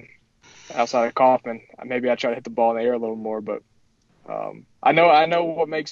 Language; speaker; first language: English; native; English